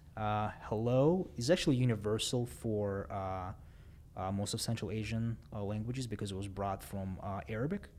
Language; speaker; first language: English; non-native, fluent; Russian